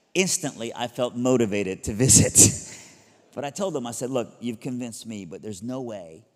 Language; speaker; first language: English; early bilingual, other home language; Persian